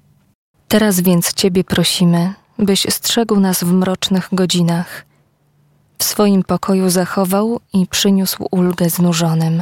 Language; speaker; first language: Polish; native; Polish